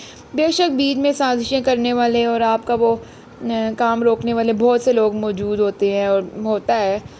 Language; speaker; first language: Urdu; native; Urdu